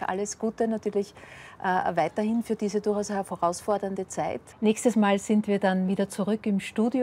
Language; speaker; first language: German; native; German